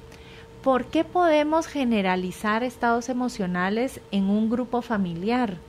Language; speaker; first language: Spanish; native; Spanish